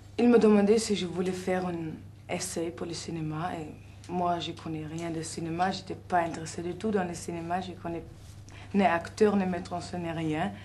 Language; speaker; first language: French; non-native, fluent; German